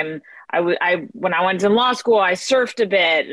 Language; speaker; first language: English; native; English